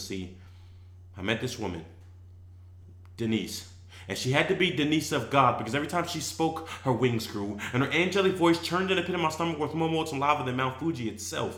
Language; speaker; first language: English; native; English